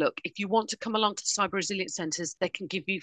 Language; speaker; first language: English; native; English